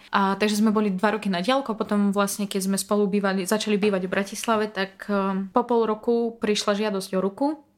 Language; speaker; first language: Slovak; non-native, fluent; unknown